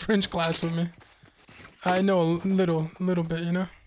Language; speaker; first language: English; native; English